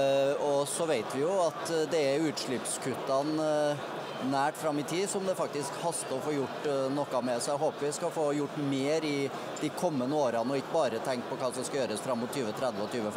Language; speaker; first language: Norwegian; native; Norwegian